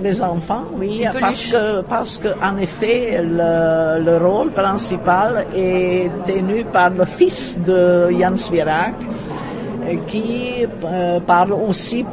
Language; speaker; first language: French; non-native, fluent; Czech